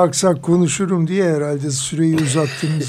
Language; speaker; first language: Turkish; native; Turkish